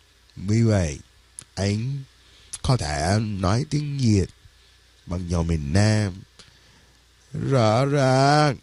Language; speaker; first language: Vietnamese; non-native, learner; English